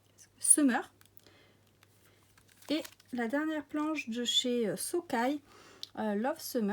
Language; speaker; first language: French; native; French